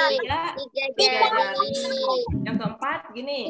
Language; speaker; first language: Indonesian; native; Indonesian